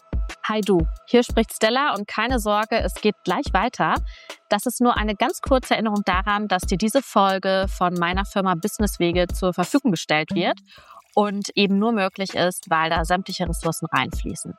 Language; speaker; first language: German; native; German